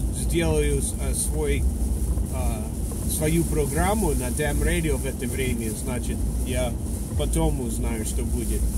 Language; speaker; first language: Russian; non-native, fluent; English